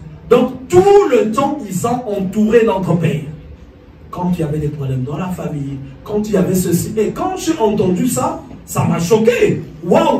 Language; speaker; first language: French; non-native, local second language; Lingala